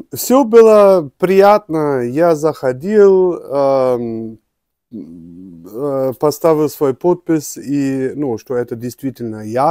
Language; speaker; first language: Russian; non-native, learner; German